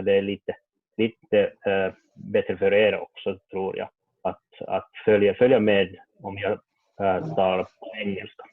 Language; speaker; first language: Swedish; non-native, learner; Finnish